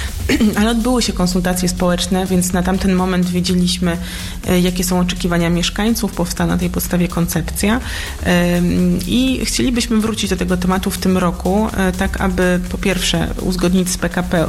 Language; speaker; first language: Polish; native; Polish